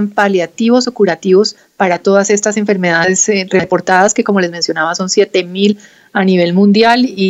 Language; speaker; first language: Spanish; native; Spanish